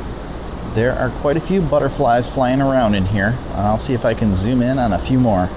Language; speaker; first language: English; native; English